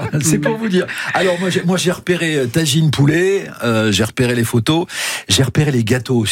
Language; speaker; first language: French; native; French